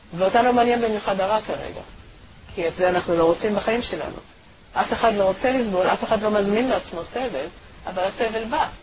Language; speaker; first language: Hebrew; native; Hebrew